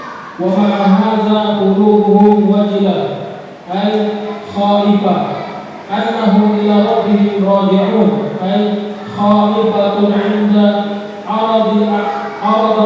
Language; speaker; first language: Arabic; non-native, fluent; Indonesian